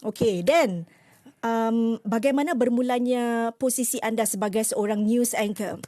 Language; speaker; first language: Malay; native; Malay